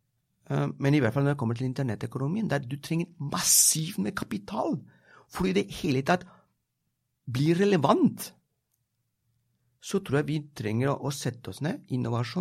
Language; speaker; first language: Norwegian; non-native, fluent; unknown